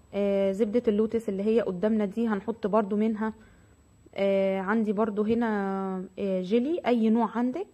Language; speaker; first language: Arabic; native; Arabic